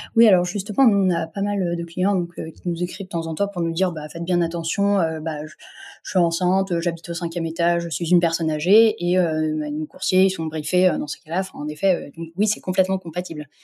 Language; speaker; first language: French; non-native, local second language; Arabic